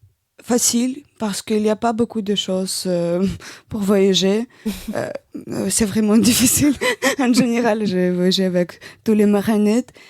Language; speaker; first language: French; non-native, learner; Russian